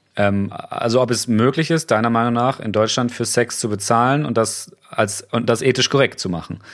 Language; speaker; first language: German; native; German